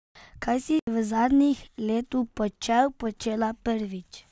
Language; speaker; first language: Slovenian; non-native, learner; Arabic